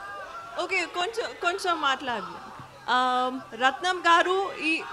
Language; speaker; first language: Telugu; non-native, learner; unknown